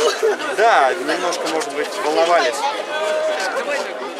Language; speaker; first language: Russian; native; Russian